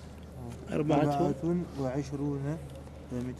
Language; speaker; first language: Arabic; non-native, learner; French